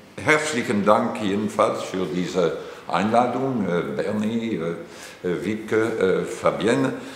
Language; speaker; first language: German; non-native, fluent; French